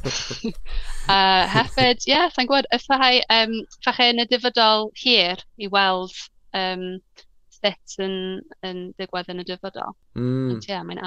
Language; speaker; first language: Welsh; non-native, learner; English